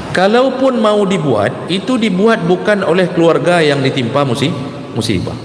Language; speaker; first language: Malay; non-native, local second language; Achinese